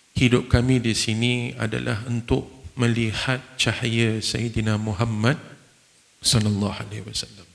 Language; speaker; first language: Malay; non-native, fluent; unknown